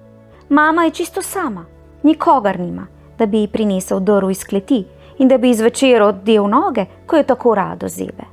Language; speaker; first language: Slovenian; native; Slovenian